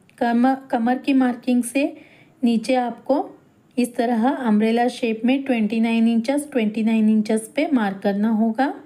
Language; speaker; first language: Hindi; non-native, local second language; Kannada